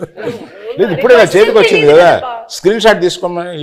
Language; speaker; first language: Telugu; native; Telugu